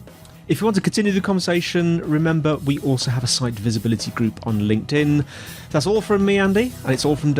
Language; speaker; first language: English; native; English